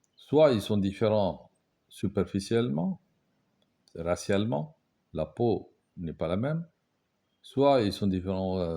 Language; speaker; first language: French; non-native, fluent; Tamil